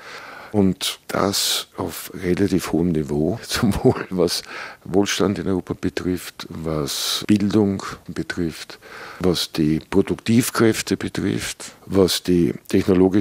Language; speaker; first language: German; native; German